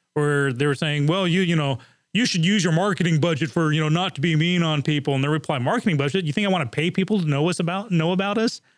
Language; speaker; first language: English; native; English